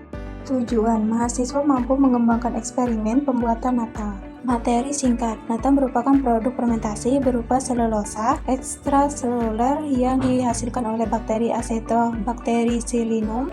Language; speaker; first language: Indonesian; native; Indonesian